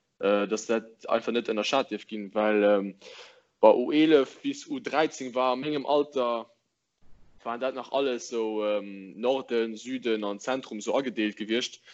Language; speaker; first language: Luxembourgish; early bilingual, other home language; English